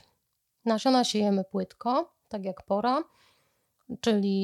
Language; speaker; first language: Polish; native; Polish